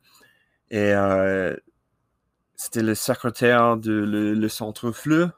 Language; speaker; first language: French; non-native, learner; English